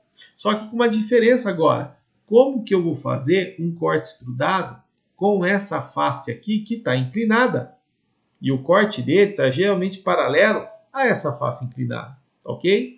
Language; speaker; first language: Portuguese; native; Portuguese